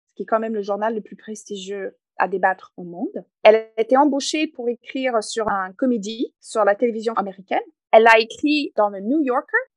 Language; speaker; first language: French; non-native, fluent; English